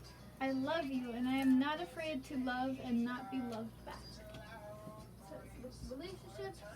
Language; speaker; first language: English; native; English